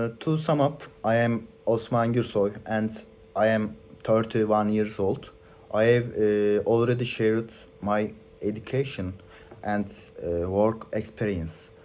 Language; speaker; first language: English; non-native, learner; Turkish